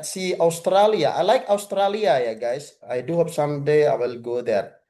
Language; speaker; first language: English; non-native, fluent; Indonesian